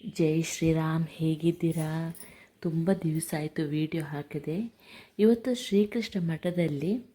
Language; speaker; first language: Kannada; non-native, local second language; Tulu